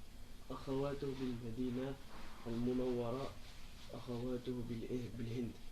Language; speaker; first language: Arabic; non-native, learner; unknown